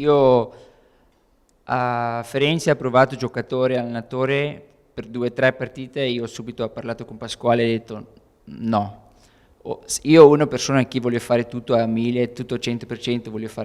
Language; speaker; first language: Italian; non-native, learner; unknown